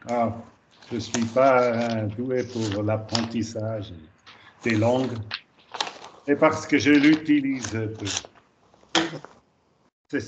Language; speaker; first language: French; non-native, learner; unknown